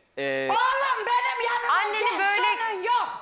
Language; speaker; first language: Turkish; native; Turkish